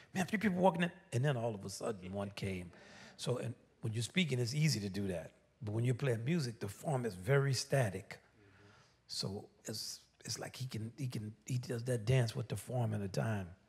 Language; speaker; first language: English; native; English